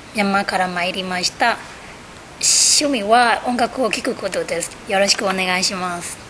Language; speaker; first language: Japanese; non-native, fluent; Burmese